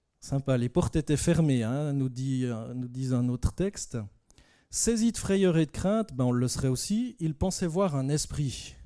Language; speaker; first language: French; native; French